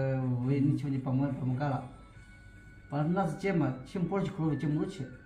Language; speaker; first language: Russian; non-native, learner; Chinese